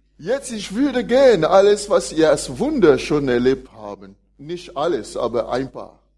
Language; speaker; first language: German; non-native, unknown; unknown